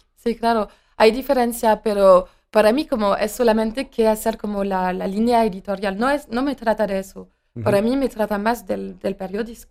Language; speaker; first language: Spanish; non-native, learner; French